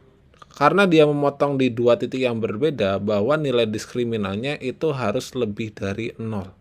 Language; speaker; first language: Indonesian; native; Indonesian